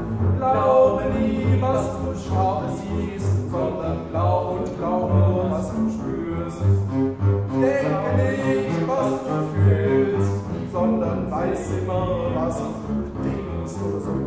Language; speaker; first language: German; native; German